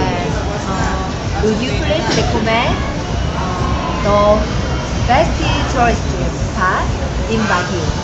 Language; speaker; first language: English; non-native, learner; Korean